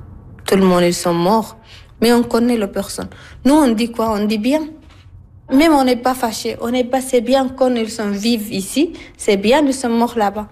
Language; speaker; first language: French; non-native, learner; Arabic